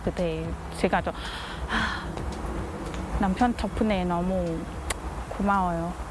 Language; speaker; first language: Korean; non-native, learner; Thai